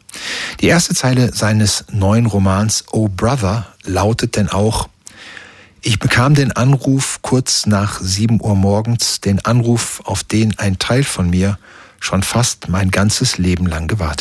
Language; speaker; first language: German; native; German